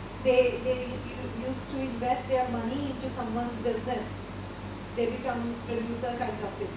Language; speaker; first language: English; non-native, local second language; Hindi